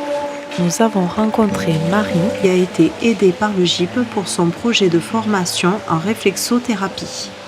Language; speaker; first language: French; native; French